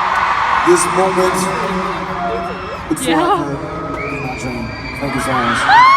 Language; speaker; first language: English; non-native, fluent; Korean